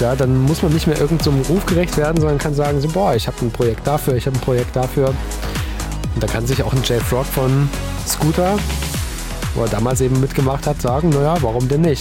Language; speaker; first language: German; native; German